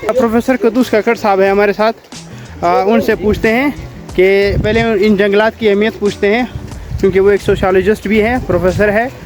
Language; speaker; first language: Urdu; non-native, local second language; Pashto